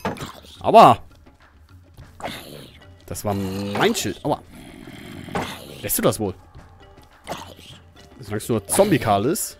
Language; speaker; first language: German; native; German